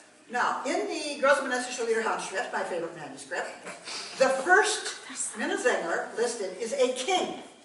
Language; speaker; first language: English; native; English